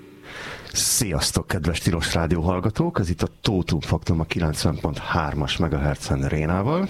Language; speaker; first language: Hungarian; native; Hungarian